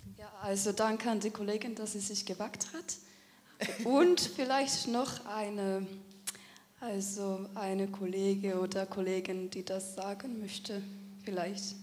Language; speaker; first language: German; non-native, fluent; Serbian